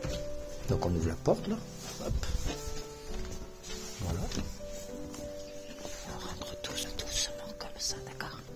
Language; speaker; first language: French; native; French